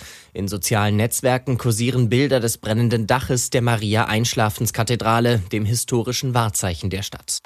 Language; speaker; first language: German; native; German